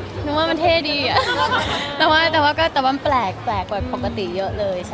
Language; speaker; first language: Thai; native; Thai